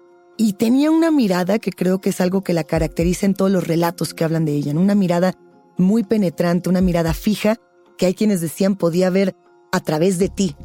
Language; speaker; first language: Spanish; native; Spanish